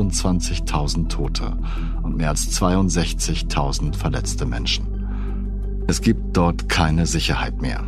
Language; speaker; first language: German; native; German